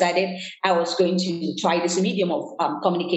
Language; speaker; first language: English; non-native, local second language; Yoruba